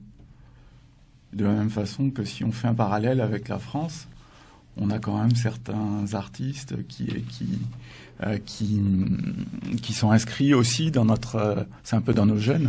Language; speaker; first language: French; native; French